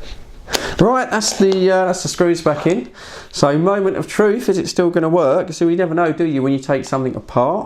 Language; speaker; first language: English; native; English